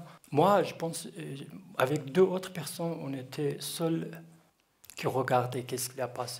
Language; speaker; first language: French; non-native, learner; Kurdish